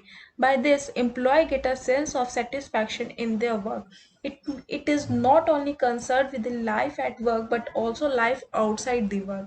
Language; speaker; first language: English; non-native, local second language; Hindi